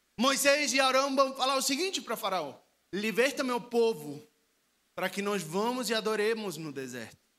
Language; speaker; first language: Portuguese; non-native, fluent; Spanish